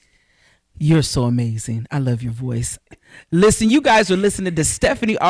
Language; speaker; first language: English; native; English